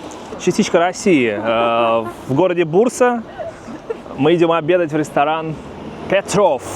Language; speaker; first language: Russian; native; Russian